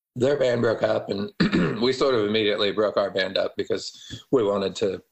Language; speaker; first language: English; native; English